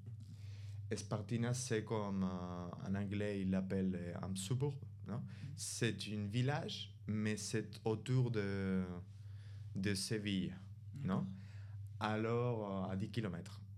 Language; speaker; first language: French; non-native, fluent; Spanish